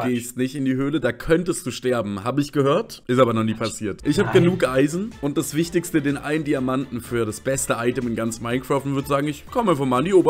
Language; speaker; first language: German; native; German